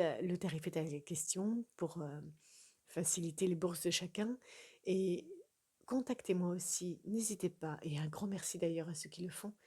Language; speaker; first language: French; native; French